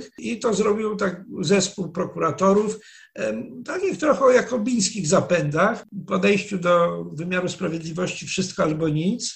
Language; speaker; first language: Polish; native; Polish